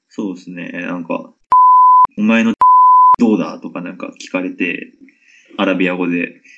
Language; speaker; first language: Japanese; native; Japanese